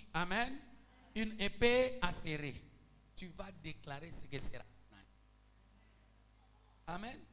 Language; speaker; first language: French; non-native, local second language; Swahili